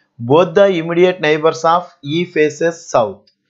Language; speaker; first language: English; non-native, local second language; Telugu